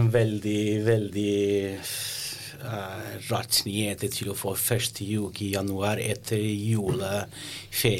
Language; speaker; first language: Norwegian; non-native, learner; Italian